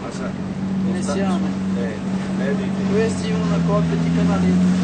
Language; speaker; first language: Italian; non-native, learner; Portuguese